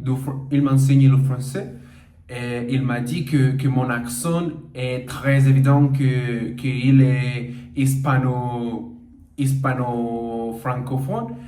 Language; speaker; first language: French; non-native, learner; Portuguese